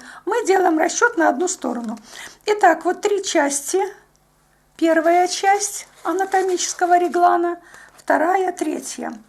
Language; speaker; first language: Russian; native; Russian